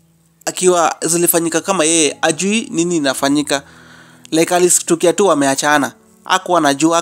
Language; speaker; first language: Swahili; non-native, local second language; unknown